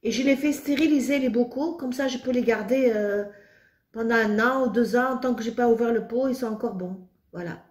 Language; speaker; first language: French; non-native, local second language; Arabic